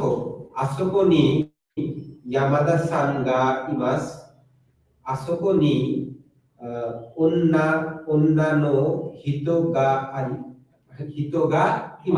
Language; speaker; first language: Japanese; non-native, learner; Bangla